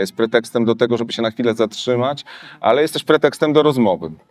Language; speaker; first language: Polish; native; Polish